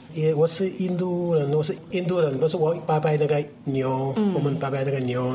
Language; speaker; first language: Chinese; non-native, learner; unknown